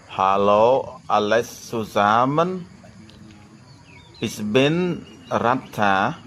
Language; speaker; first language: German; non-native, learner; Khmer